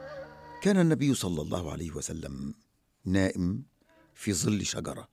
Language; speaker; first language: Arabic; native; Arabic